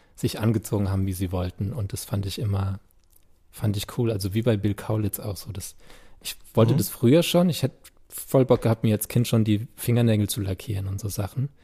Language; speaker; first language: German; native; German